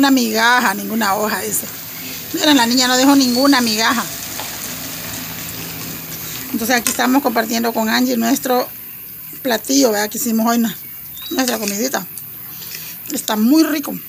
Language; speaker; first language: Spanish; native; Spanish